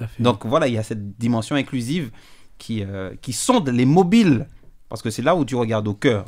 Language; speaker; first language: French; native; French